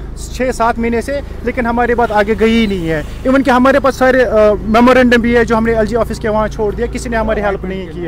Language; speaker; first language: Hindi; non-native, local second language; Kashmiri